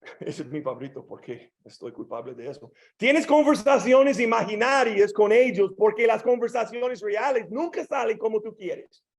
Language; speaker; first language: Spanish; non-native, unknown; English